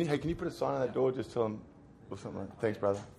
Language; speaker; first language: English; native; English